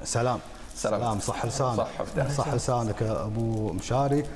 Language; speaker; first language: Arabic; native; Arabic